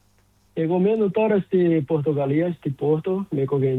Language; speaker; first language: Greek; non-native, learner; Portuguese